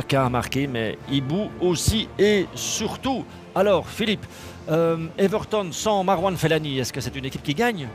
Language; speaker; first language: French; native; French